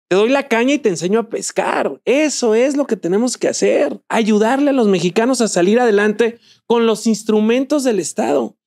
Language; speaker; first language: Spanish; native; Spanish